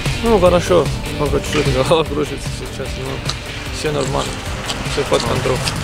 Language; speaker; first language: Russian; non-native, learner; Italian